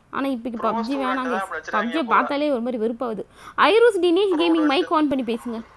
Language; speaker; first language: Tamil; early bilingual, heritage; Tamil